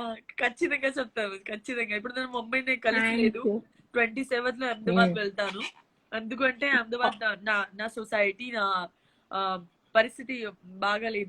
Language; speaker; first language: Telugu; non-native, learner; Gujarati